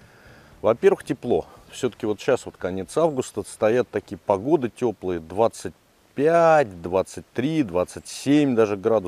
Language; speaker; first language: Russian; native; Russian